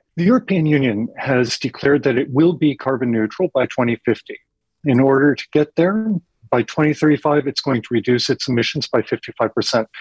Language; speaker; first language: English; native; English